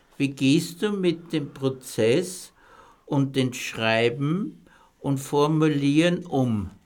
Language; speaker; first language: German; native; German